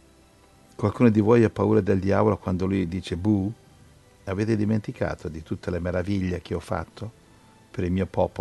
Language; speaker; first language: Italian; native; Italian